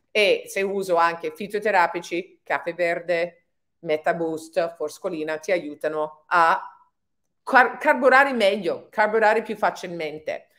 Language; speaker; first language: Italian; non-native, fluent; English